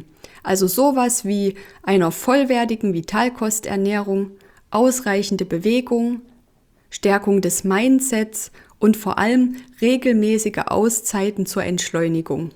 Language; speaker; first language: German; native; German